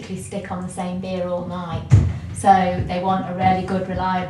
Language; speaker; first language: English; native; English